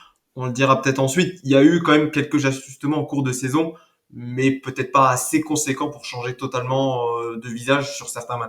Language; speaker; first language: French; native; French